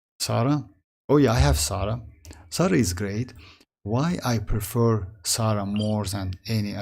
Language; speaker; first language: English; non-native, fluent; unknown